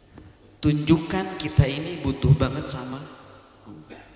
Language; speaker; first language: Indonesian; native; Indonesian